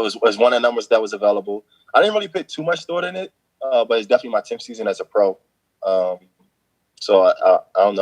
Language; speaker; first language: English; native; English